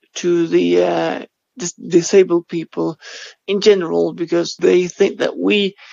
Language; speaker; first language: English; non-native, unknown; Swedish